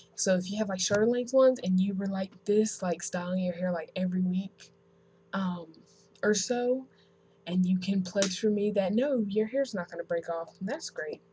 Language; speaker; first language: English; native; English